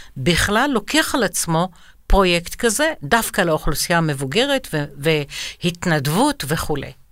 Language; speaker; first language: Hebrew; non-native, fluent; Arabic